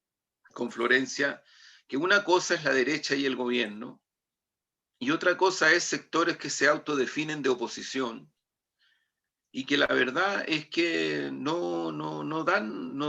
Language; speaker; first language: Spanish; native; Spanish